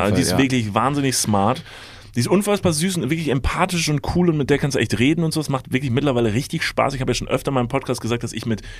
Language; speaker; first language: German; native; German